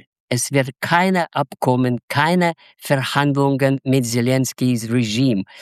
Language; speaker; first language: German; non-native, fluent; Russian